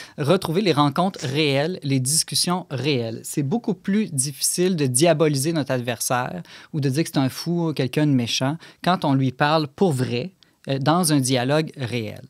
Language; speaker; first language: French; native; French